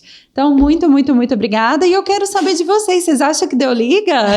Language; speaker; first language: Portuguese; native; Portuguese